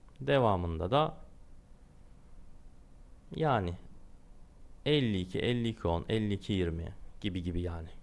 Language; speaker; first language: Turkish; native; Turkish